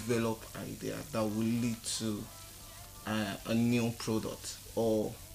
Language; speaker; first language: English; non-native, local second language; Yoruba